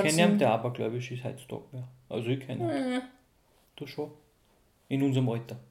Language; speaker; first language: German; native; German